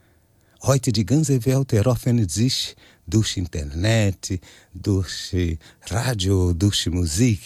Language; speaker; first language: German; non-native, fluent; Portuguese